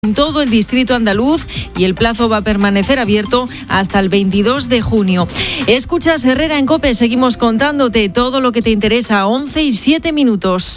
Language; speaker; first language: Spanish; native; Spanish